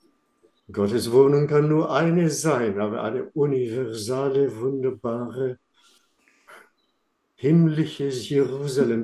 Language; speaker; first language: German; non-native, fluent; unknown